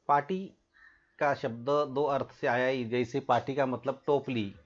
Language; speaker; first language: Hindi; non-native, local second language; Marathi